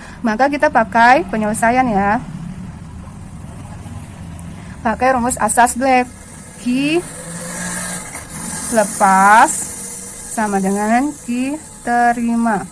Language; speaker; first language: Indonesian; native; Indonesian